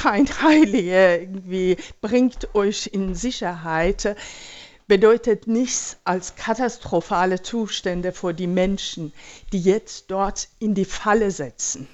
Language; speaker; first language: German; non-native, fluent; Persian